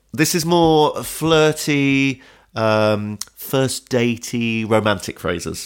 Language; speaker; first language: English; native; English